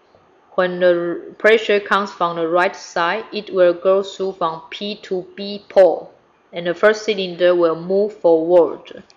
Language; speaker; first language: English; non-native, fluent; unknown